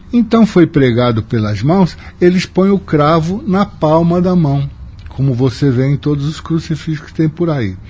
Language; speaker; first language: Portuguese; native; Portuguese